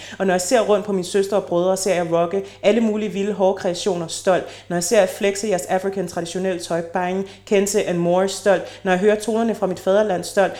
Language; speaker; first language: Danish; native; Danish